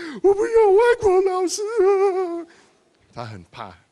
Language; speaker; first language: Chinese; non-native, fluent; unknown